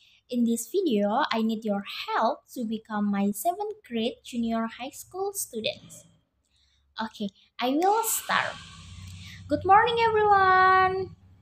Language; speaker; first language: English; non-native, learner; Indonesian